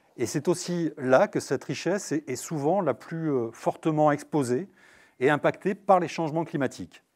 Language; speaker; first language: French; native; French